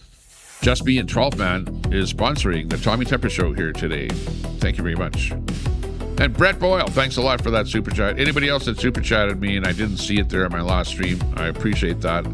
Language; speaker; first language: English; native; English